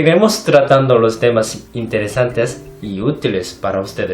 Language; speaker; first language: Spanish; non-native, fluent; Korean